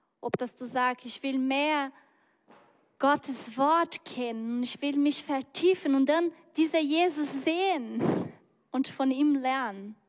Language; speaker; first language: German; non-native, learner; Portuguese